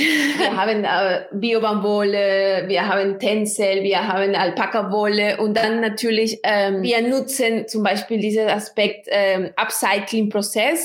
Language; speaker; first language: German; non-native, fluent; Spanish